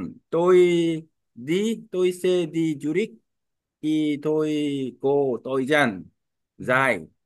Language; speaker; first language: Korean; native; Korean